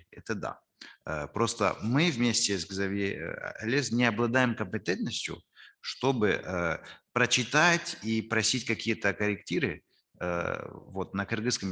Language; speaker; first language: Russian; non-native, fluent; French